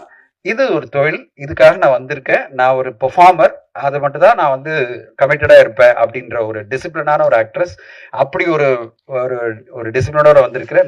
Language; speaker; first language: Tamil; native; Tamil